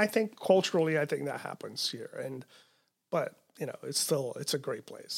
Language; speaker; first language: English; non-native, fluent; Romanian